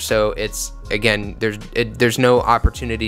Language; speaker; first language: English; native; English